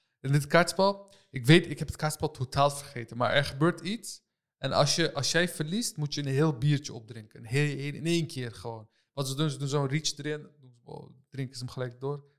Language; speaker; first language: Dutch; early bilingual, other home language; Turkish